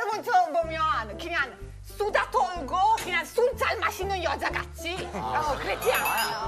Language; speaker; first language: Korean; non-native, fluent; Italian